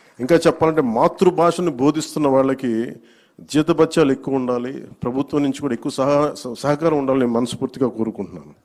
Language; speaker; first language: Telugu; native; Telugu